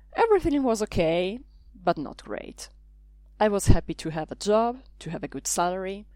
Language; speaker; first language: English; non-native, fluent; Italian